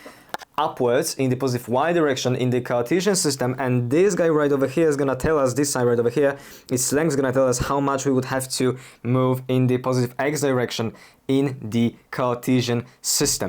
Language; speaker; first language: English; non-native, fluent; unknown